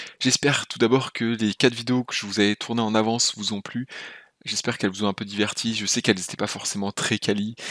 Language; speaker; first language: French; native; French